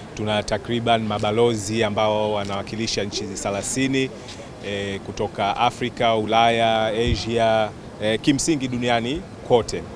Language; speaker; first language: Swahili; native; Swahili